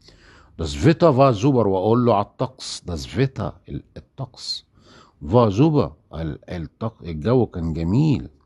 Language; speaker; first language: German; non-native, fluent; Arabic